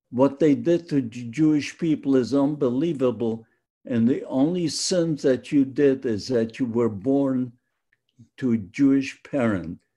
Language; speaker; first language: English; non-native, fluent; Polish